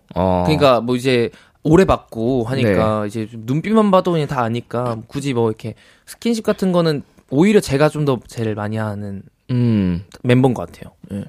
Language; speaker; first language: Korean; native; Korean